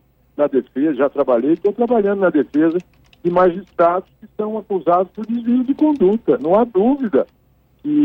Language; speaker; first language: Portuguese; native; Portuguese